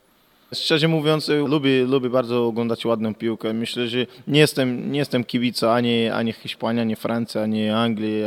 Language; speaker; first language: Polish; non-native, fluent; Portuguese